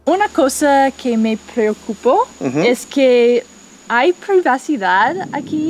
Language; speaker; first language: Spanish; non-native, learner; English